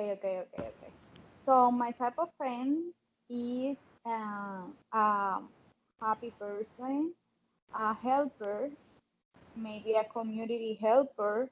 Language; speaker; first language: English; non-native, learner; Spanish